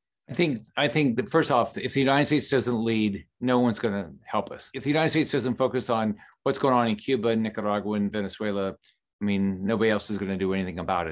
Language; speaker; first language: English; native; English